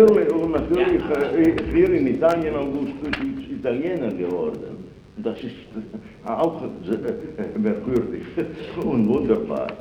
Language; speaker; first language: German; non-native, fluent; Italian